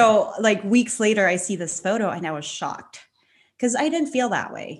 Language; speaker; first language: English; non-native, local second language; Filipino